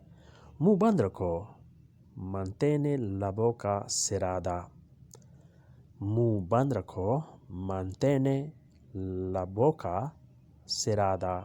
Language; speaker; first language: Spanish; non-native, learner; Urdu